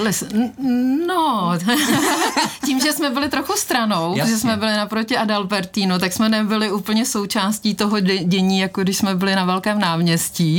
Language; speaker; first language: Czech; native; Czech